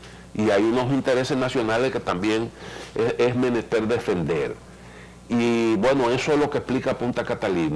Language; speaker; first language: Spanish; native; Spanish